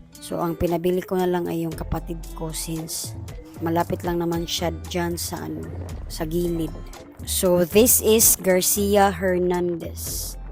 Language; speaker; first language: Filipino; non-native, local second language; Cebuano